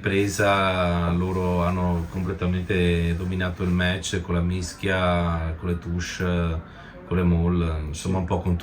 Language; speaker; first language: Italian; native; Italian